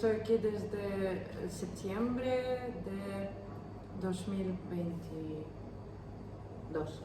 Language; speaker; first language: Spanish; non-native, learner; Ukrainian